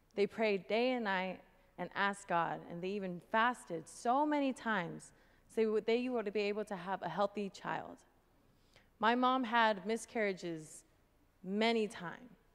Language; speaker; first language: English; native; English